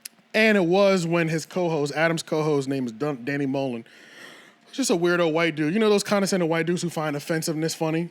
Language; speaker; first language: English; native; English